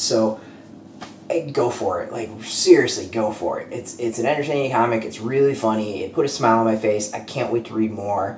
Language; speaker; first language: English; native; English